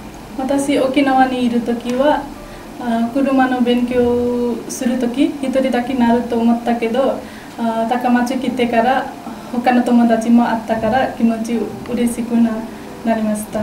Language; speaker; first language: Japanese; non-native, learner; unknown